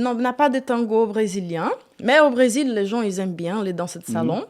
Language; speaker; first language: French; non-native, fluent; Portuguese